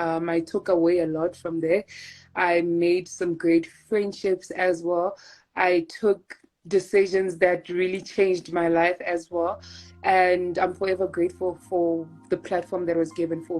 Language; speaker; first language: English; non-native, local second language; Tswana